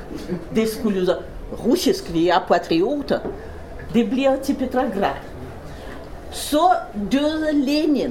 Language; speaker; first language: Danish; non-native, fluent; Russian